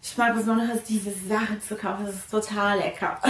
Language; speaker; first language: German; non-native, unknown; Portuguese